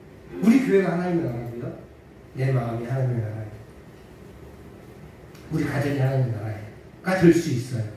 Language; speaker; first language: Korean; native; Korean